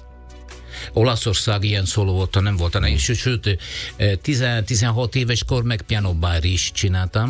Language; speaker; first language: Hungarian; non-native, fluent; Italian